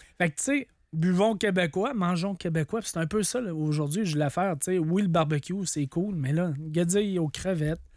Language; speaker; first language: French; native; French